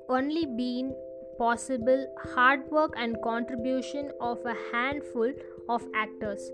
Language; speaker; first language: English; non-native, local second language; Tamil